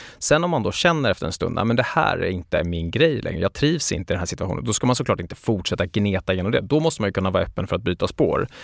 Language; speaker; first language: Swedish; native; Swedish